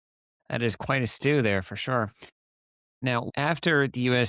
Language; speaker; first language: English; native; English